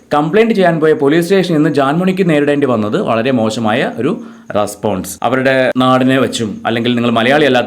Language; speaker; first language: Malayalam; native; Malayalam